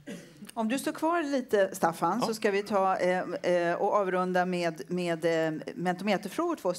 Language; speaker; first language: Swedish; native; Swedish